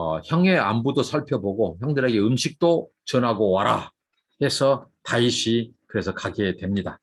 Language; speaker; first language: Korean; native; Korean